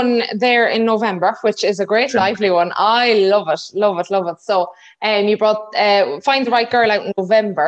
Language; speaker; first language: English; native; English